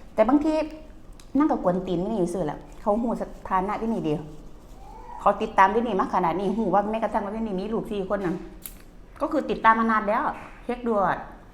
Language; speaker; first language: Thai; native; Thai